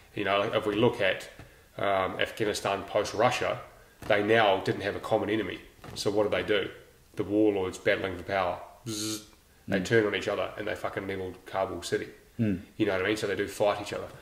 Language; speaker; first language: English; native; English